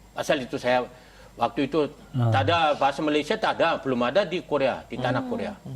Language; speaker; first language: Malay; non-native, learner; Korean